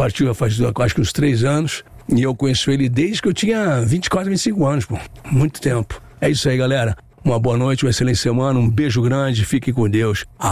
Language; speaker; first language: Portuguese; native; Portuguese